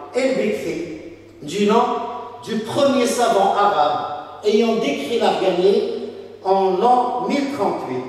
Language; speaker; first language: French; non-native, local second language; Arabic